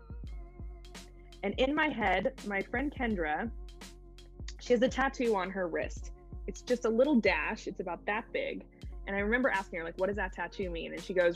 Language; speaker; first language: English; native; English